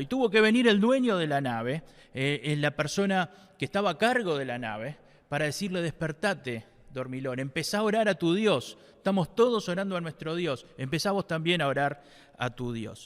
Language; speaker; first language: Spanish; native; Spanish